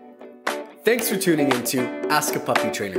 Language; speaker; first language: English; native; English